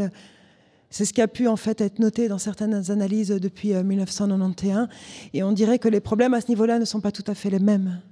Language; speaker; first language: French; native; French